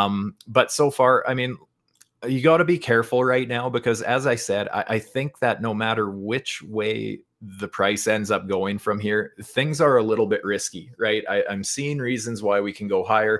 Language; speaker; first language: English; native; English